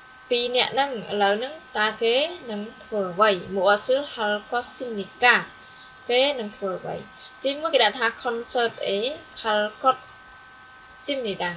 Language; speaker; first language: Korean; non-native, fluent; Khmer